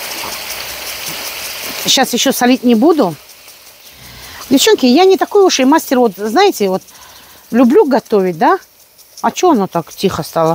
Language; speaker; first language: Russian; native; Russian